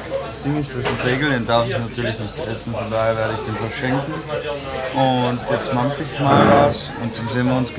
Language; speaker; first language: German; native; German